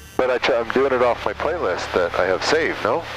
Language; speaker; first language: English; native; English